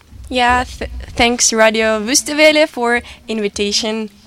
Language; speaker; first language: English; non-native, fluent; Ukrainian